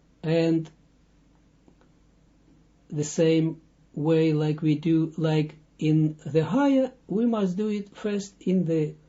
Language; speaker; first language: English; non-native, fluent; Dutch